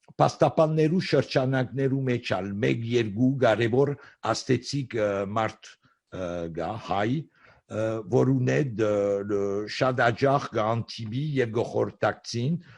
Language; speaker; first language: Armenian; early bilingual, heritage; Armenian